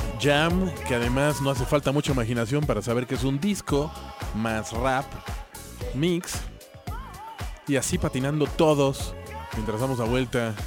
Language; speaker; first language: Spanish; native; Spanish